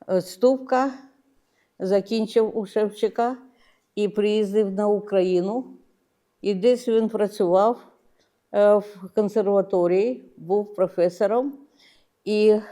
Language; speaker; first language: Ukrainian; non-native, local second language; Russian